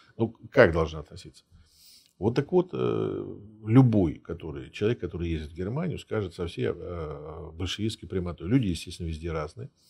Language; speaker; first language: Russian; early bilingual, heritage; Russian